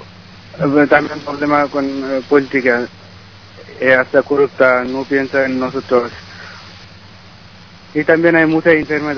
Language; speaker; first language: Spanish; non-native, learner; Bangla